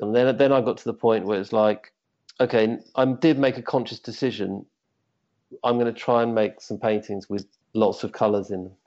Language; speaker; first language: English; native; English